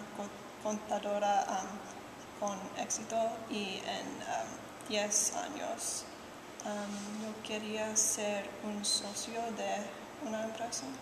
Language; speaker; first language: Spanish; non-native, learner; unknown